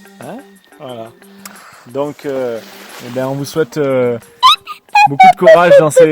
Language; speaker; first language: French; native; French